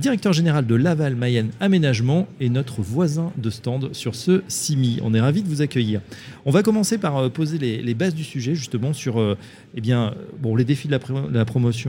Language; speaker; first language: French; native; French